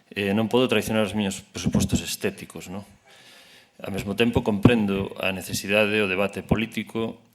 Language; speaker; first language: Galician; non-native, local second language; Spanish